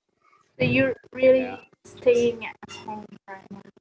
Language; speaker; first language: English; non-native, learner; Indonesian